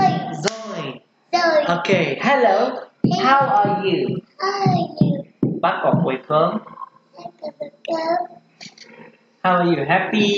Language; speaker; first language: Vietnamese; non-native, learner; English